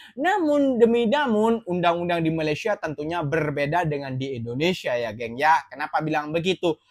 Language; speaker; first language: Indonesian; native; Indonesian